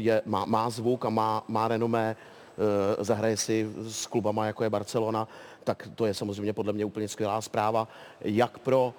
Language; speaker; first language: Czech; native; Czech